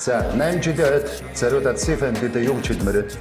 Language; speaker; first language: Mongolian; native; Mongolian